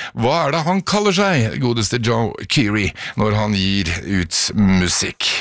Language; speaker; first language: Norwegian; native; Norwegian